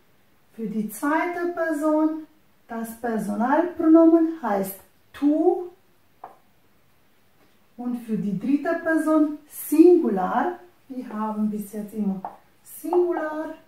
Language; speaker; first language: German; non-native, fluent; Romanian